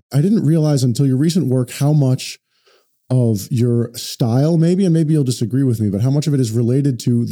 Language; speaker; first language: English; native; English